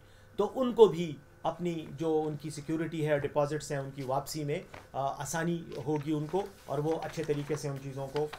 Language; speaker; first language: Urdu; non-native, local second language; Pashto